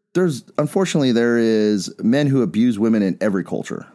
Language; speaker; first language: English; native; English